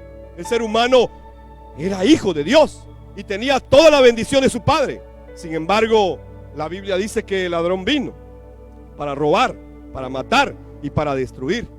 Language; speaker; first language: Spanish; native; Spanish